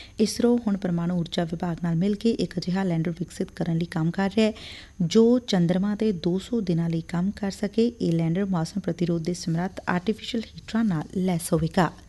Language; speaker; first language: Punjabi; native; Punjabi